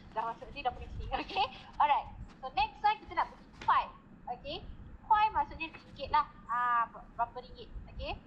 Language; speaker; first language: Malay; non-native, local second language; Chinese